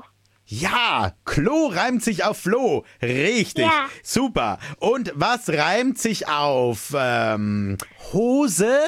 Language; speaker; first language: German; native; German